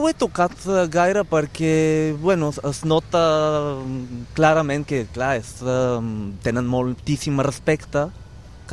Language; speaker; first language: Catalan; non-native, fluent; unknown